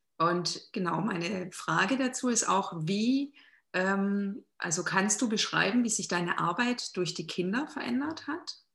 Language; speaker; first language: German; native; German